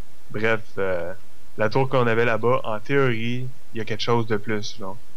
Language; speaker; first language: French; native; French